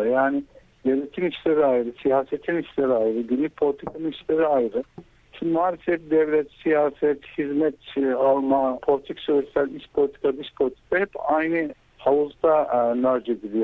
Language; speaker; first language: Turkish; native; Turkish